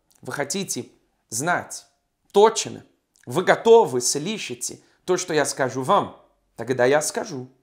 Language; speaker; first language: Russian; non-native, fluent; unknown